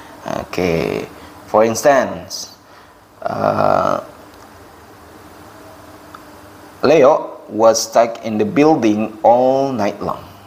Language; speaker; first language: English; non-native, fluent; Indonesian